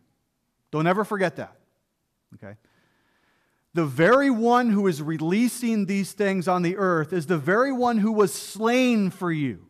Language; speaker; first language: English; native; English